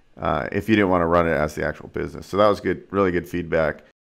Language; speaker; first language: English; native; English